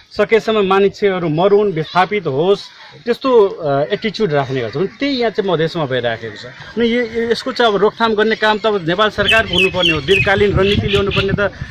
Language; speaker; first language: Nepali; non-native, local second language; Maithili